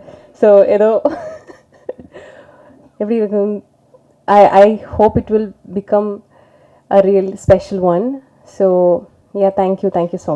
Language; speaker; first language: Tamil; non-native, learner; Malayalam